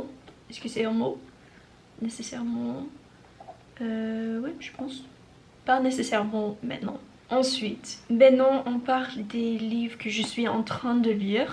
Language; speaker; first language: French; non-native, learner; English